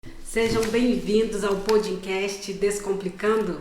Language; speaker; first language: Portuguese; native; Portuguese